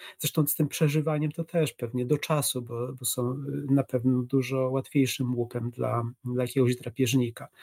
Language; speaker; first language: Polish; native; Polish